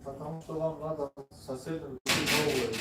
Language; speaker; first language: Russian; non-native, local second language; Tajik